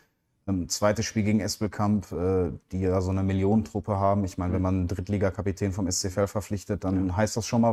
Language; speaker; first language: German; native; German